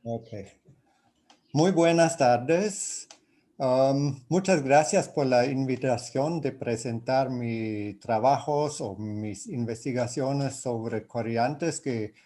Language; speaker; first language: Spanish; non-native, fluent; German